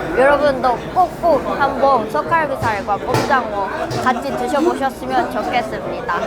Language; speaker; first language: Korean; non-native, fluent; Japanese